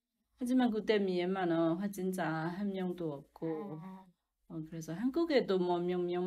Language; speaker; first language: Korean; non-native, learner; Burmese